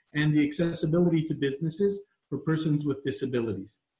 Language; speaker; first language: English; native; English